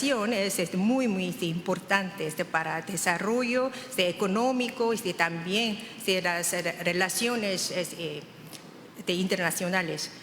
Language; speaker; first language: Spanish; non-native, fluent; Korean